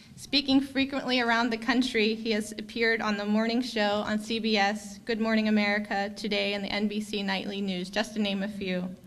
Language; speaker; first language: English; native; English